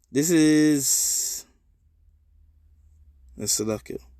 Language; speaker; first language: English; native; English